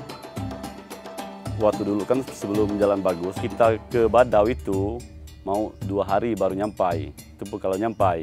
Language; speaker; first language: Indonesian; native; Indonesian